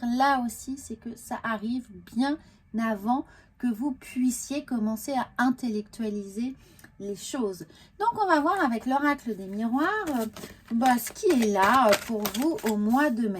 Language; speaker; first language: French; native; French